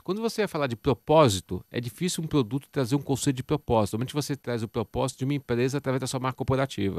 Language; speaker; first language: Portuguese; native; Portuguese